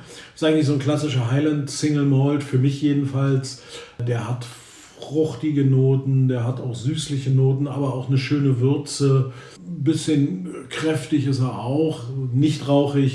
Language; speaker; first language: German; native; German